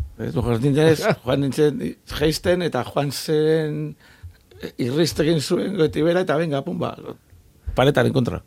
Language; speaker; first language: Basque; non-native, local second language; Spanish